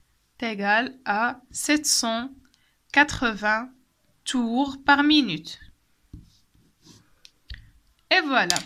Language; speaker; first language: French; non-native, local second language; Arabic